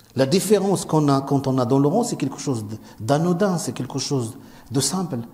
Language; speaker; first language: French; non-native, local second language; Arabic